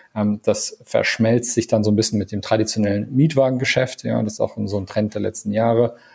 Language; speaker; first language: German; non-native, fluent; English